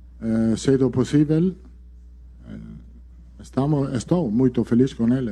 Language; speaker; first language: Portuguese; non-native, learner; Italian